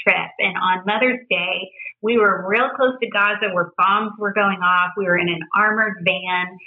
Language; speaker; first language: English; native; English